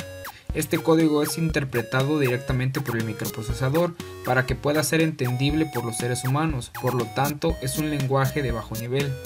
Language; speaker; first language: Spanish; native; Spanish